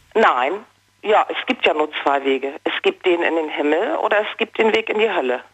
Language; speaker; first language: German; native; German